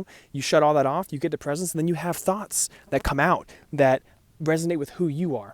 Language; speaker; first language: English; native; English